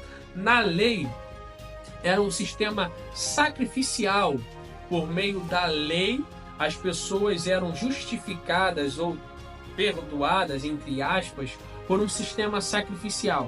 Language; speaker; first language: Portuguese; native; Portuguese